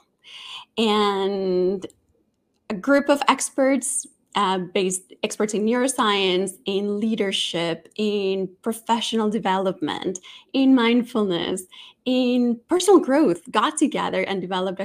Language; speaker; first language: English; non-native, fluent; Spanish